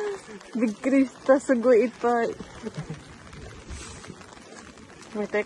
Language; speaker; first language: Japanese; non-native, learner; Filipino